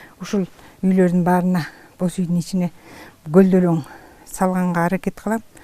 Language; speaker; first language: Kyrgyz; native; Kyrgyz